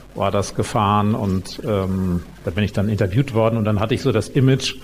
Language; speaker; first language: German; native; German